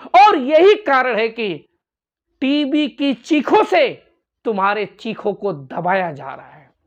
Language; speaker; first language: Hindi; non-native, local second language; Bhojpuri